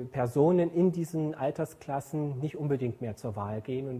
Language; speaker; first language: German; native; German